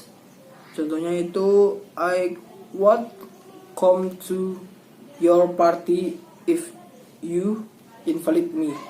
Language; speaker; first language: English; non-native, learner; Indonesian